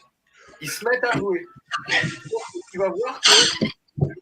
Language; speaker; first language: French; native; French